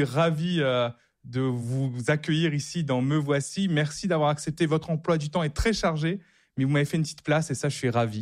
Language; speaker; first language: French; native; French